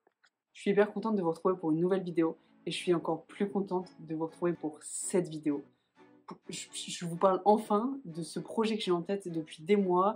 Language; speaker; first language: French; native; French